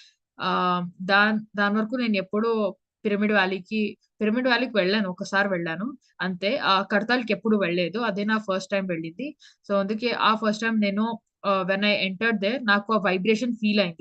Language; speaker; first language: Telugu; early bilingual, heritage; Telugu